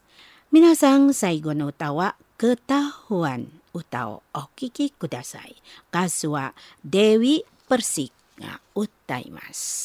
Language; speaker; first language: Japanese; non-native, learner; Indonesian